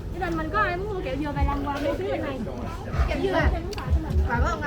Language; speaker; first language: Vietnamese; native; Vietnamese